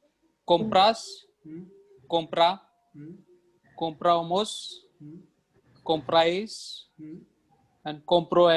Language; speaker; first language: Spanish; non-native, learner; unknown